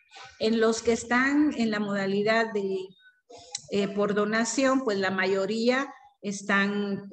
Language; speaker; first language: Spanish; native; Spanish